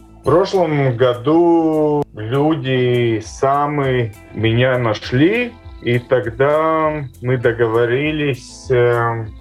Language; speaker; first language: Russian; non-native, local second language; Latvian